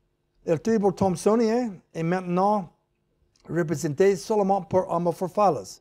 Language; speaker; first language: French; non-native, learner; English